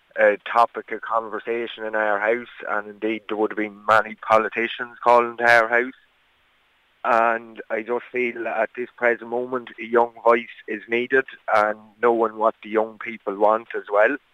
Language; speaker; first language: English; native; English